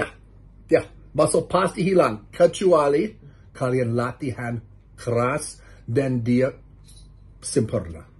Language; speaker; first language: Indonesian; non-native, learner; English